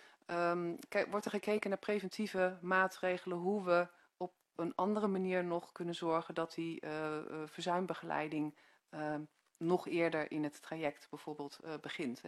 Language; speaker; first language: Dutch; native; Dutch